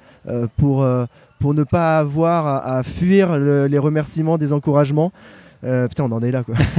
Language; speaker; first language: French; native; French